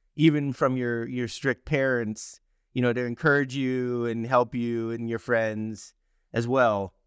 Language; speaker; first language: English; native; English